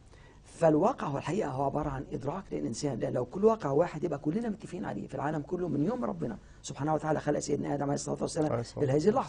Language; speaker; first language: Arabic; native; Arabic